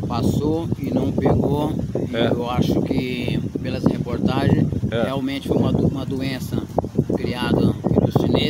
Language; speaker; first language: Portuguese; native; Portuguese